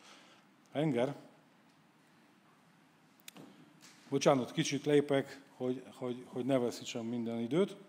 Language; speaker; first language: Hungarian; non-native, fluent; Polish